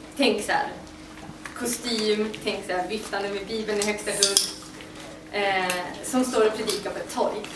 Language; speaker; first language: Swedish; native; Swedish